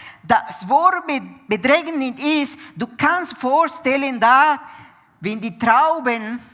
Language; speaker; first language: German; non-native, fluent; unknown